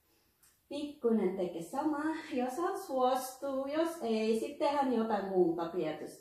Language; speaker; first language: Finnish; non-native, learner; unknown